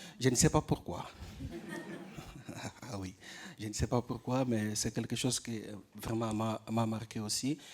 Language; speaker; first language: French; non-native, learner; Portuguese